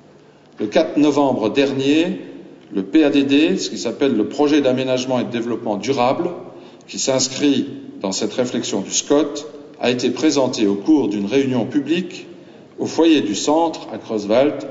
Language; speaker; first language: French; native; French